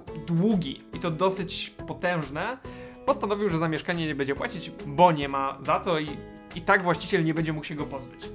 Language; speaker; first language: Polish; native; Polish